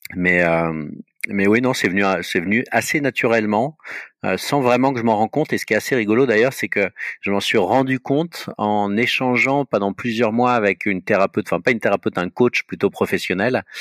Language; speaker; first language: French; native; French